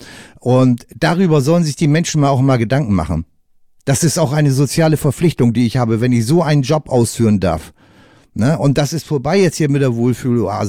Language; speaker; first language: German; native; German